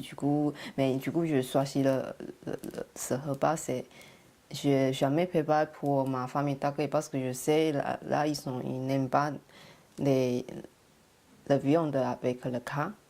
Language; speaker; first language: French; non-native, learner; Chinese